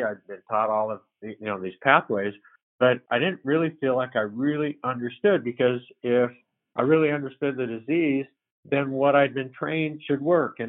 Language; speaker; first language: English; native; English